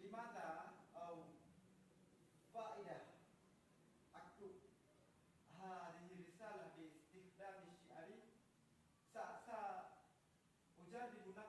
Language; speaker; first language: Arabic; non-native, learner; Achinese